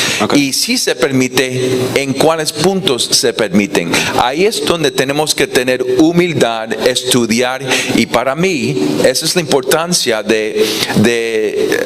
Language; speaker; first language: Spanish; non-native, fluent; English